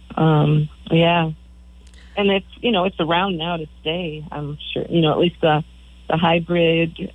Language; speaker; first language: English; native; English